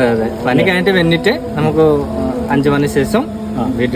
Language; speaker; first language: Malayalam; non-native, learner; Bangla